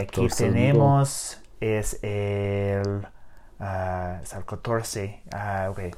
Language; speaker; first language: Spanish; non-native, learner; English